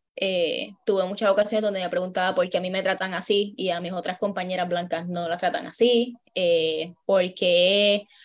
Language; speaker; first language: Spanish; native; Spanish